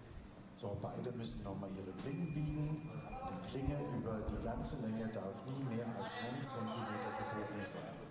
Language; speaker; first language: German; native; German